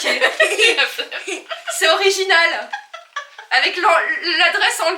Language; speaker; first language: French; native; French